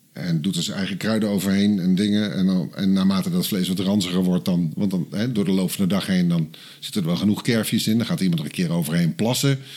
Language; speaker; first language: Dutch; native; Dutch